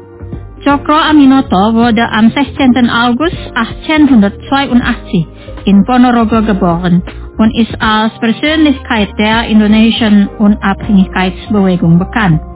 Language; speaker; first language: German; non-native, fluent; Indonesian